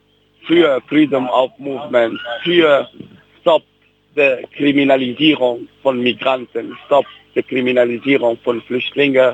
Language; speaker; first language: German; non-native, fluent; Arabic